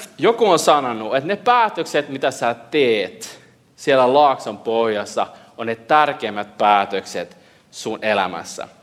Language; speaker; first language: Finnish; early bilingual, heritage; Finnish